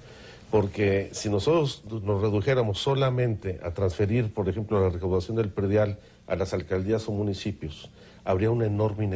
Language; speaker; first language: Spanish; native; Spanish